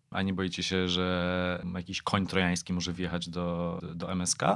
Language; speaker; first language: Polish; native; Polish